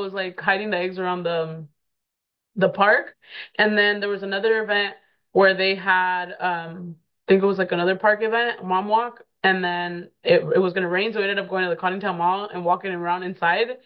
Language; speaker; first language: English; early bilingual, other home language; Spanish